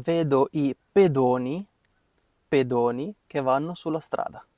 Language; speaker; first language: Italian; non-native, fluent; Ukrainian